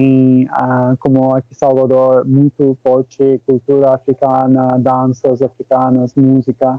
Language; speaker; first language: Portuguese; non-native, learner; Turkish